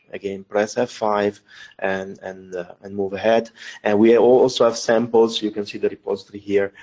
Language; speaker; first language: English; non-native, fluent; Italian